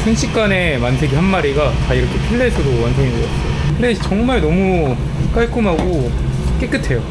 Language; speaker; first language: Korean; native; Korean